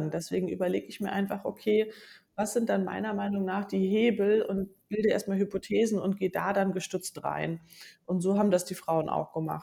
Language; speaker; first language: German; native; German